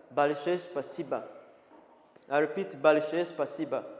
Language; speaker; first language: Russian; non-native, learner; Kinyarwanda